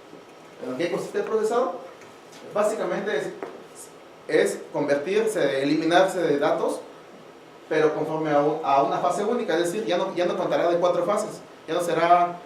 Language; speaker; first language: Spanish; native; Spanish